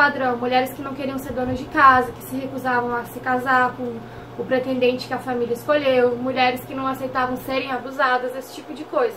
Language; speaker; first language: Portuguese; native; Portuguese